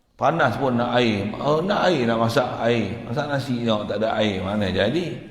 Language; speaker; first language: Malay; native; Malay